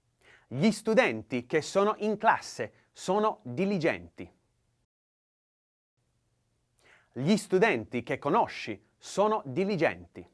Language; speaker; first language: Italian; non-native, learner; English